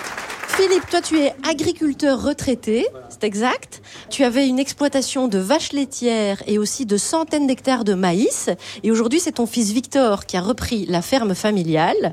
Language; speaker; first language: French; native; French